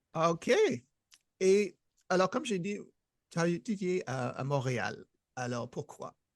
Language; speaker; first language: French; non-native, fluent; English